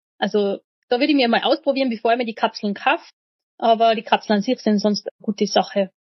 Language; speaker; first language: German; native; German